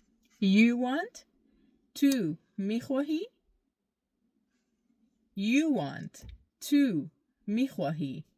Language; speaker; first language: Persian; early bilingual, heritage; Persian